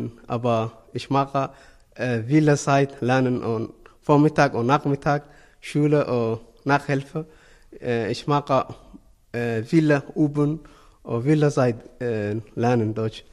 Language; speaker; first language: German; non-native, learner; Somali